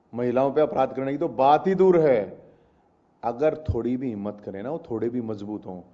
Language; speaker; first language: Hindi; native; Hindi